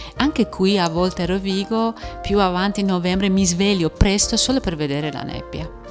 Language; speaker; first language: Italian; non-native, fluent; Persian